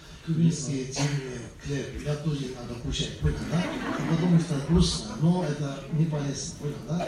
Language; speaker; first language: Russian; non-native, learner; Tibetan